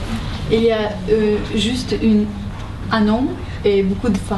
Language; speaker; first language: French; non-native, learner; Russian